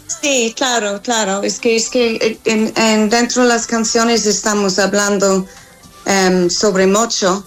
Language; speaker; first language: Spanish; non-native, fluent; English